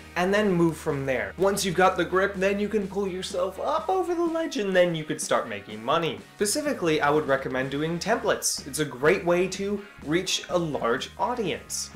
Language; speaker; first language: English; native; English